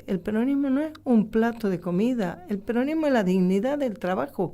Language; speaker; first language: Spanish; native; Spanish